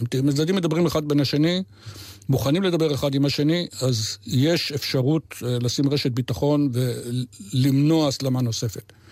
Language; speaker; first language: Hebrew; native; Hebrew